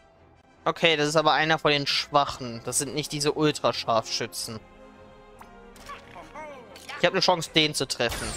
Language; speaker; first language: German; native; German